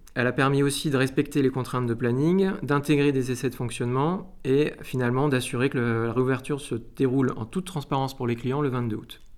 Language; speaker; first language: French; native; French